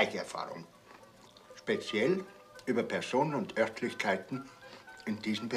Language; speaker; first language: German; native; German